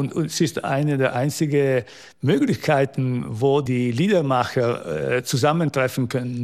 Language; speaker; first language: German; non-native, fluent; Italian